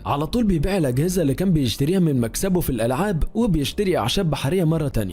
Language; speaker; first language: Arabic; native; Arabic